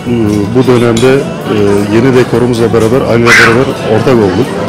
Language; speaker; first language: Turkish; native; Turkish